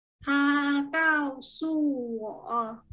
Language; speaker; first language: Chinese; non-native, fluent; Thai